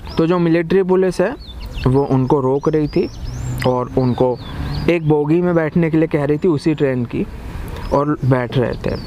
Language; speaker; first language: Hindi; native; Hindi